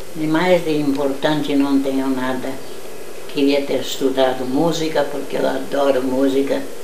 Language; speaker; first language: Portuguese; early bilingual, other home language; German